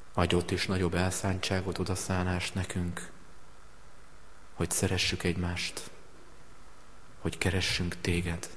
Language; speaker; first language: Hungarian; native; Hungarian